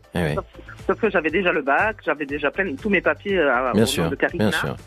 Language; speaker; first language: French; native; French